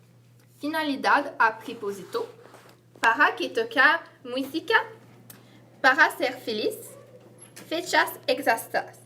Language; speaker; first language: Spanish; non-native, learner; French